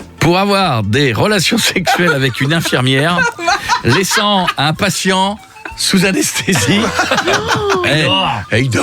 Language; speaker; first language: French; native; French